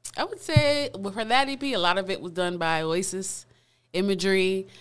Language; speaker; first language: English; native; English